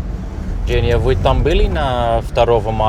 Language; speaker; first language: Russian; non-native, learner; Dutch